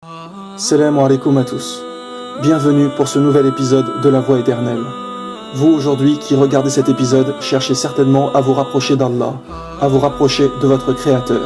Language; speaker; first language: French; native; French